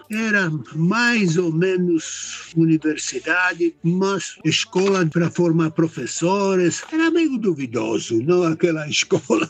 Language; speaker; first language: Portuguese; non-native, fluent; Czech